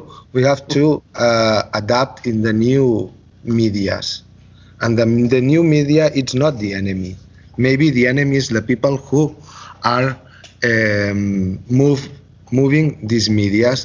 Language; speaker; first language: English; non-native, learner; Catalan